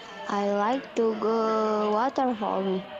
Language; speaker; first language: English; non-native, learner; Indonesian